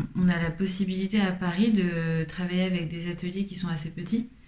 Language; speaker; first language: French; native; French